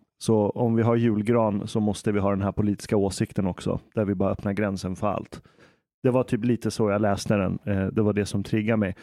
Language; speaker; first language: Swedish; early bilingual, other home language; Persian